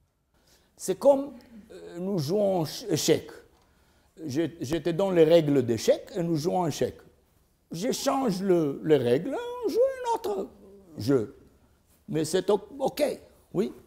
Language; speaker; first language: French; non-native, learner; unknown